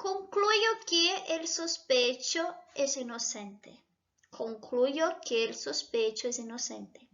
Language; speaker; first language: Spanish; non-native, fluent; Portuguese